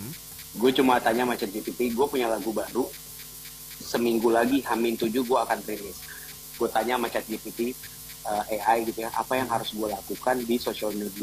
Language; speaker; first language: Indonesian; native; Indonesian